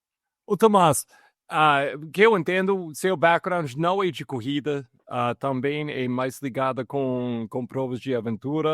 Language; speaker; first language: Portuguese; non-native, fluent; English